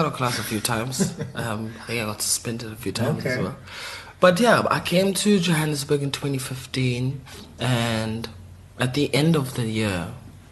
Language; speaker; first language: English; non-native, local second language; Southern Sotho